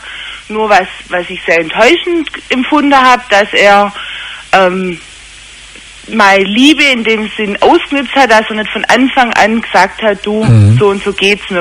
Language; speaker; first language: German; native; German